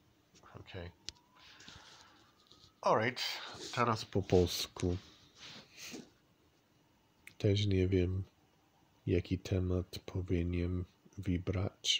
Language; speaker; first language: Polish; non-native, learner; English